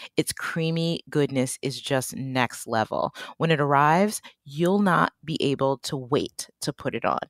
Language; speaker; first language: English; native; English